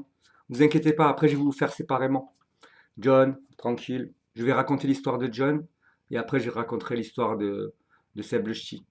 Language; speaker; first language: French; native; French